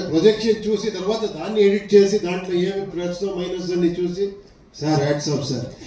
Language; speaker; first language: Telugu; non-native, fluent; Kannada